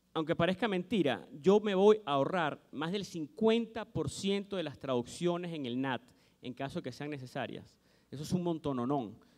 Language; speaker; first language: Spanish; native; Spanish